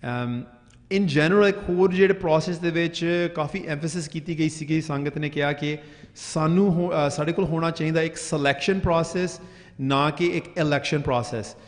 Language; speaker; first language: Punjabi; early bilingual, heritage; Punjabi